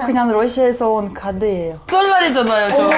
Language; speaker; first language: Korean; non-native, learner; Russian